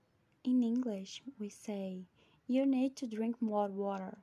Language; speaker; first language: English; non-native, fluent; Portuguese